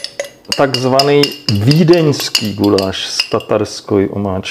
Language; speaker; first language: Russian; non-native, learner; Czech